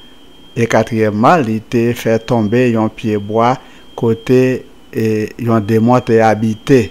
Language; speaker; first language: French; non-native, local second language; Haitian Creole